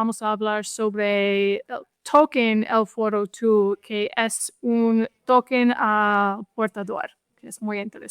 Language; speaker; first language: Spanish; non-native, fluent; English